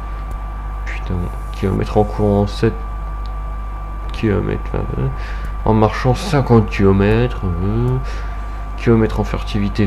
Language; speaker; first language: French; native; French